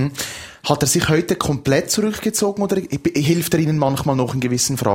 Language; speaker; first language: German; native; German